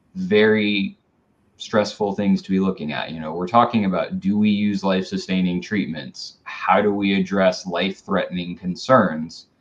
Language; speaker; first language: English; native; English